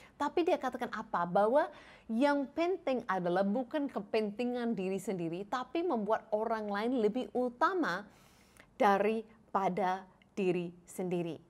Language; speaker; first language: Indonesian; non-native, fluent; English